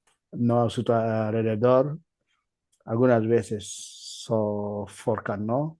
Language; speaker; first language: Spanish; non-native, learner; Igbo